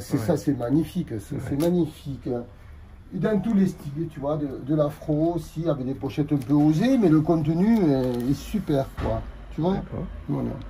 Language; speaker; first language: French; native; French